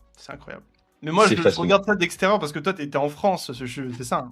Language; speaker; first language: French; native; French